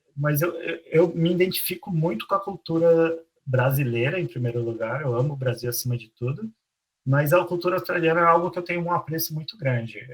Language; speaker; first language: Portuguese; native; Portuguese